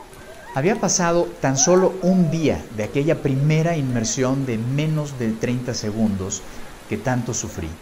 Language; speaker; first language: Spanish; native; Spanish